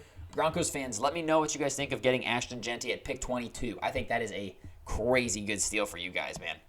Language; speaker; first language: English; native; English